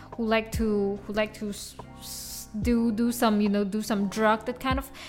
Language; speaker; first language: English; non-native, local second language; Chinese